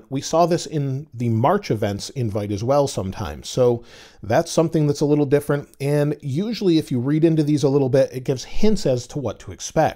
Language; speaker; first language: English; native; English